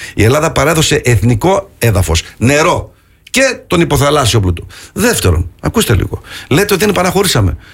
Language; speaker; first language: Greek; early bilingual, heritage; Greek